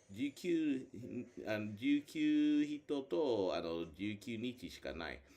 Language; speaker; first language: Japanese; non-native, learner; English